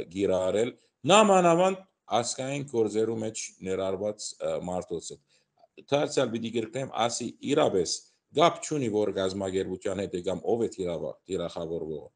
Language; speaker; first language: Armenian; early bilingual, heritage; Armenian